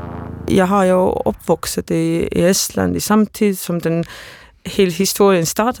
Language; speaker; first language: Danish; non-native, fluent; Estonian